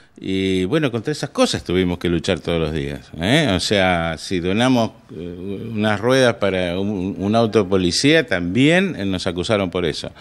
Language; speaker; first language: Spanish; native; Spanish